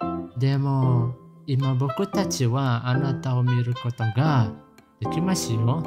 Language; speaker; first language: Japanese; non-native, learner; Indonesian